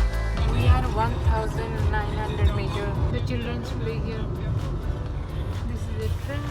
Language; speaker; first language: English; non-native, local second language; Hindi